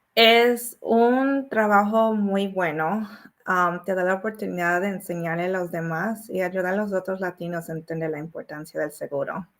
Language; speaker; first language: Spanish; early bilingual, heritage; Spanish